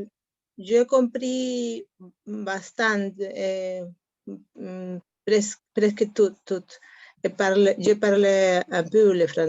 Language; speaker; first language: French; non-native, learner; Catalan